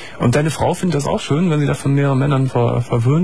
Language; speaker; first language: German; native; German